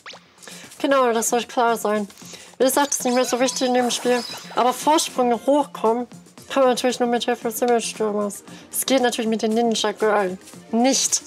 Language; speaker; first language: German; native; German